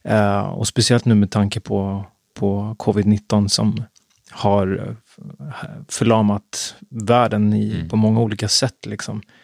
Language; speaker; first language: Swedish; native; Swedish